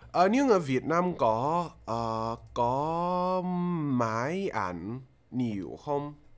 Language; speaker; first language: Vietnamese; non-native, learner; English